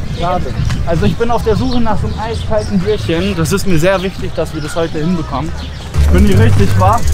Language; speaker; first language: German; native; German